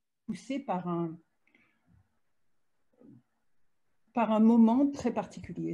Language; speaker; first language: French; native; French